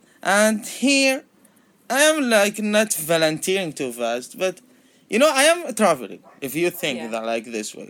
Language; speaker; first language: English; non-native, learner; Arabic